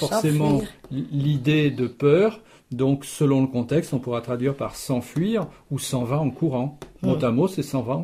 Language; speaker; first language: French; native; French